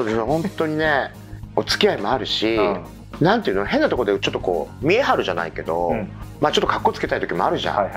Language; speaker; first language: Japanese; native; Japanese